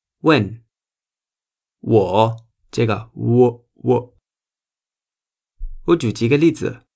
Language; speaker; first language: Chinese; non-native, fluent; Spanish